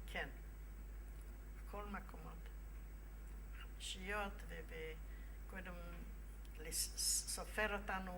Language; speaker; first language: Hebrew; non-native, fluent; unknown